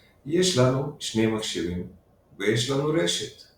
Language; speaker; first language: Hebrew; non-native, fluent; Russian